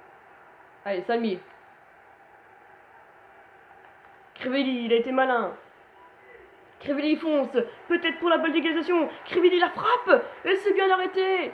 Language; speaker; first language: French; native; French